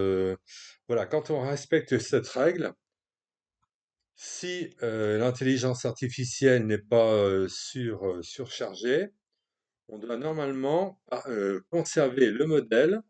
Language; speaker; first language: French; native; French